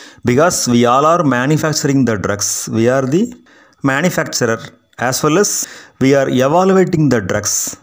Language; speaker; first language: English; non-native, local second language; Tamil